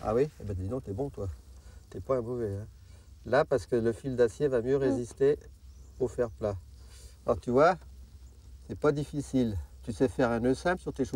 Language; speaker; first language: French; native; French